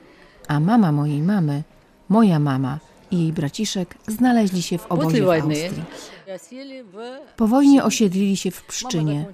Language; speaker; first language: Polish; early bilingual, heritage; Russian